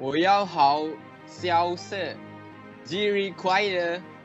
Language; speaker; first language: Chinese; non-native, learner; Malay